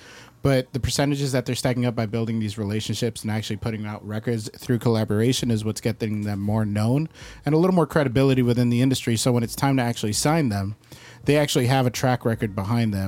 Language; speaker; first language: English; early bilingual, other home language; Spanish